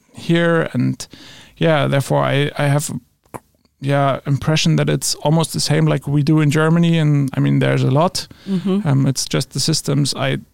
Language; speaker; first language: English; non-native, fluent; German